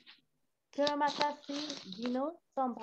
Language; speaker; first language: Indonesian; non-native, learner; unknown